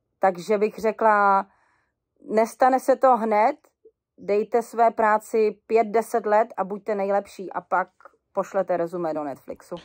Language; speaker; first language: Czech; native; Czech